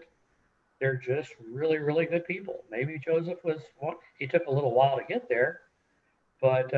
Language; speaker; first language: English; native; English